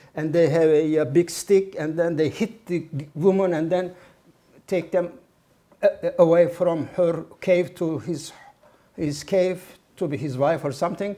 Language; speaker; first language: English; non-native, fluent; Turkish